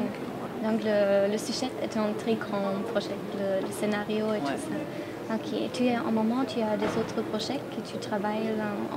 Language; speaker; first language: French; non-native, fluent; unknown